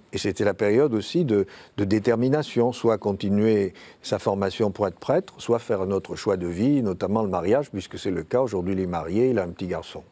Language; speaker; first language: French; native; French